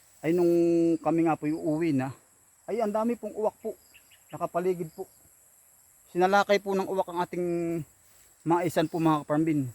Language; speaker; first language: Filipino; native; Filipino